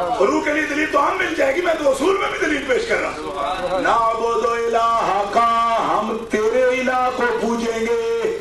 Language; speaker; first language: Urdu; non-native, local second language; Punjabi